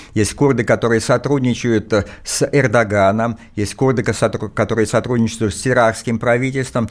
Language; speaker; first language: Russian; native; Russian